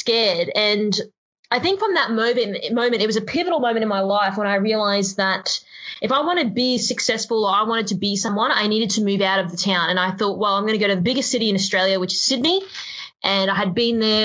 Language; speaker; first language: English; native; English